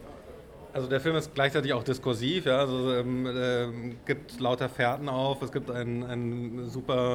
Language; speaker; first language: German; native; German